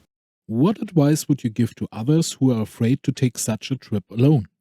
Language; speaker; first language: English; non-native, fluent; German